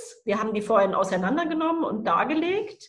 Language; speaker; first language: German; native; German